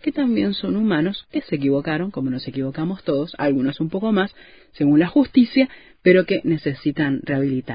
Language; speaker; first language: Spanish; native; Spanish